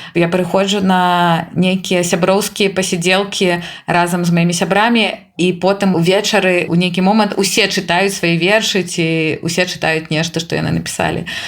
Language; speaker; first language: Belarusian; native; Belarusian